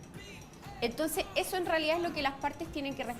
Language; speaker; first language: Spanish; native; Spanish